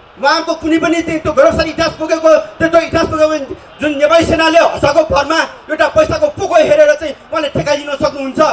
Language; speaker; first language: Nepali; non-native, local second language; Newari